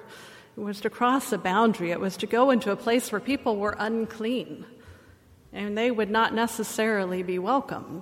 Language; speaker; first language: English; native; English